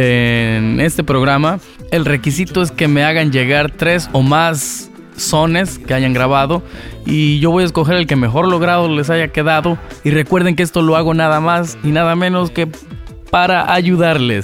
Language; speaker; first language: Spanish; native; Spanish